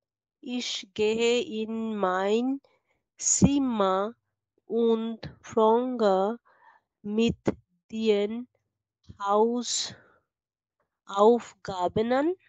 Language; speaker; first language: German; non-native, learner; Bangla